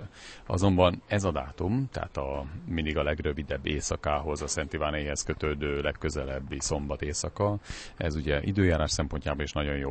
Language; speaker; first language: Hungarian; native; Hungarian